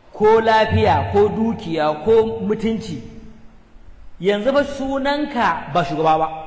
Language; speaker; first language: Hausa; native; Hausa